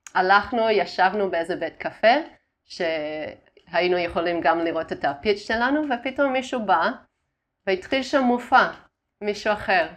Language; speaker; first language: Hebrew; non-native, fluent; Italian